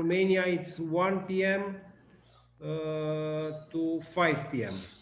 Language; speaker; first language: English; non-native, learner; Romanian